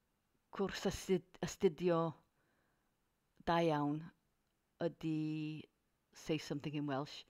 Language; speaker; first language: Welsh; non-native, learner; English